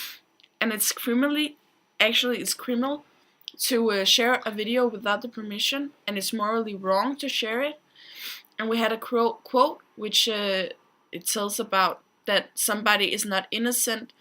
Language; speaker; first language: English; non-native, fluent; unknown